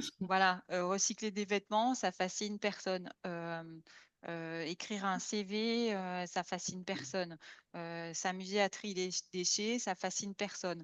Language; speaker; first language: French; native; French